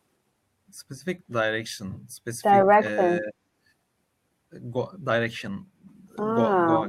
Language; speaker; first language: English; non-native, learner; Turkish